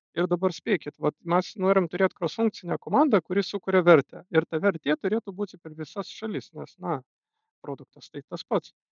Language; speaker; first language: Lithuanian; non-native, local second language; Russian